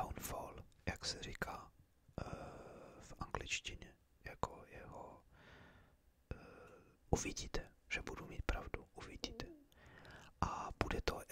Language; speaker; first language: Czech; early bilingual, heritage; English